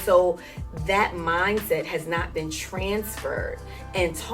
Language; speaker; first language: English; native; English